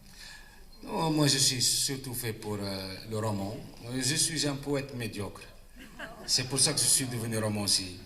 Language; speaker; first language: French; non-native, local second language; Arabic